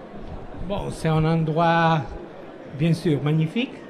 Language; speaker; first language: French; non-native, fluent; Italian